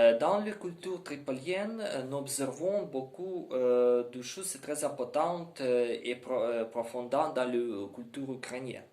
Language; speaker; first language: French; non-native, learner; Ukrainian